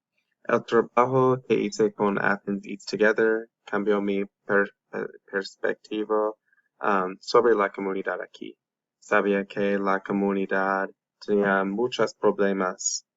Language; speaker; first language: Spanish; non-native, learner; English